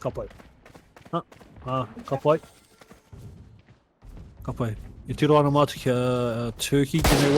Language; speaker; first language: Māori; non-native, local second language; English